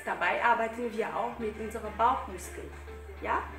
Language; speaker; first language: German; non-native, fluent; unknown